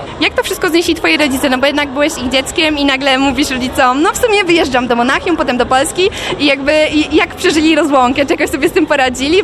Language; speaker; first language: Polish; native; Polish